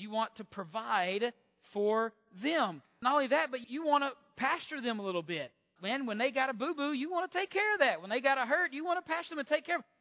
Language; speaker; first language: English; native; English